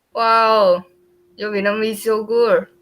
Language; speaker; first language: English; non-native, learner; Vietnamese